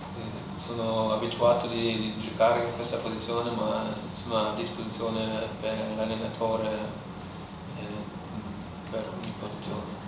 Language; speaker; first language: Italian; non-native, learner; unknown